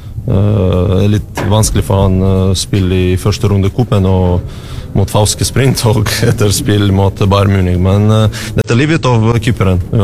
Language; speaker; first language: Norwegian; non-native, learner; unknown